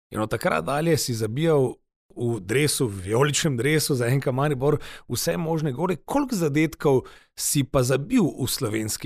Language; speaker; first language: Slovenian; native; Slovenian